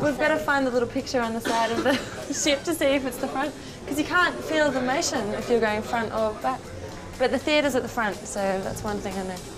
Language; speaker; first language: English; early bilingual, other home language; German